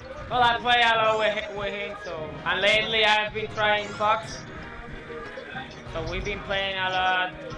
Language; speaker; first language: English; non-native, local second language; Spanish